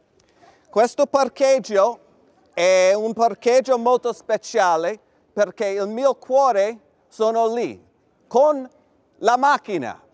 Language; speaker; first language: Italian; non-native, learner; English